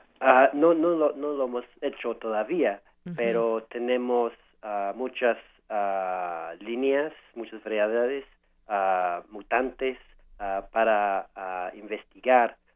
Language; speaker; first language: Spanish; non-native, learner; English